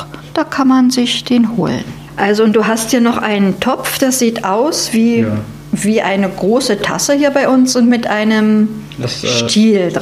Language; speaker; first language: German; native; German